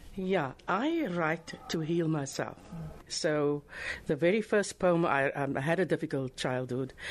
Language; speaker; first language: English; non-native, local second language; Afrikaans